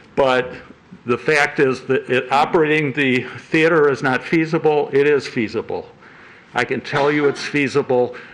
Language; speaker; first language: English; native; English